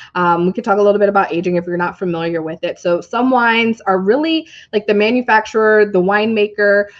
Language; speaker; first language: English; native; English